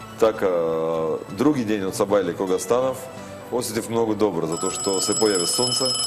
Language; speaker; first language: Macedonian; non-native, fluent; Russian